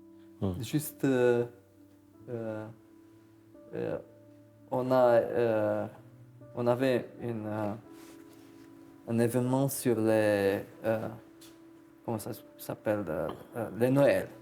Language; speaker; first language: French; non-native, fluent; Romanian